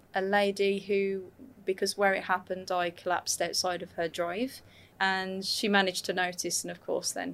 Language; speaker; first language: English; native; English